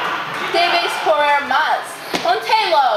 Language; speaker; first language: Spanish; non-native, learner; English